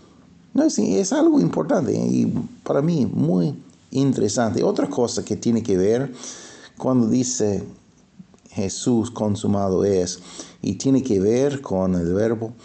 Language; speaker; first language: Spanish; non-native, fluent; English